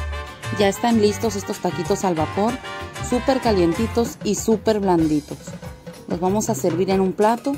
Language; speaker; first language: Spanish; native; Spanish